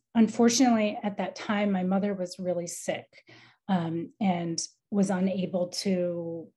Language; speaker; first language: English; native; English